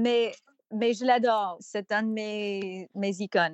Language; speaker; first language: French; non-native, fluent; English